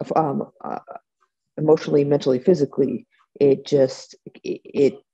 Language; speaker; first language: English; native; English